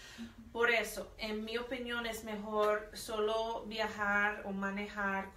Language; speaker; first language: Spanish; non-native, fluent; English